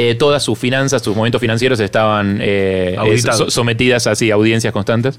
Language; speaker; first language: Spanish; native; Spanish